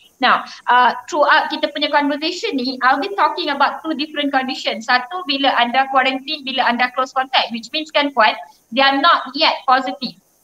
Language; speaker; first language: English; non-native, local second language; Malay